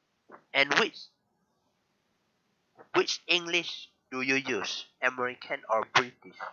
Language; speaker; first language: English; non-native, learner; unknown